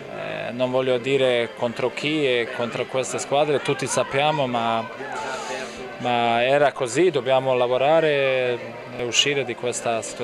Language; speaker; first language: Italian; non-native, learner; Bosnian